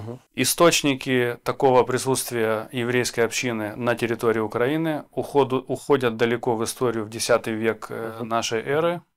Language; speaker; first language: Russian; native; Russian